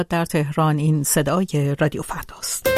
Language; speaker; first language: Persian; native; Persian